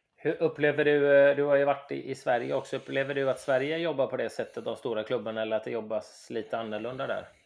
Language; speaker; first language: Swedish; native; Swedish